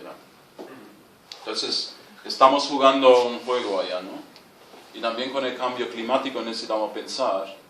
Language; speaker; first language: Spanish; non-native, fluent; German